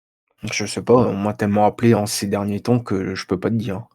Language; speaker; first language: French; native; French